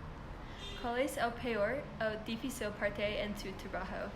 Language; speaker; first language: Spanish; non-native, learner; English